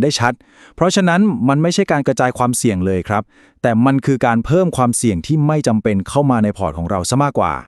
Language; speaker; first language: Thai; native; Thai